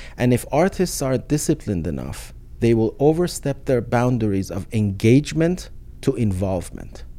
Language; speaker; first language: English; non-native, fluent; Persian